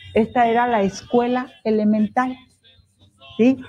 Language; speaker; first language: Spanish; native; Spanish